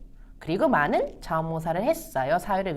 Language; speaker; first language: Korean; native; Korean